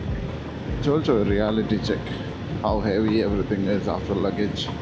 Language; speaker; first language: English; non-native, local second language; Malayalam